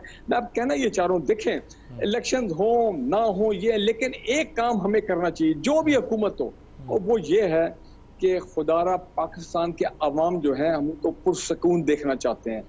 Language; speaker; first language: Urdu; native; Urdu